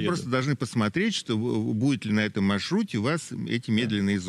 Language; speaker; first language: Russian; native; Russian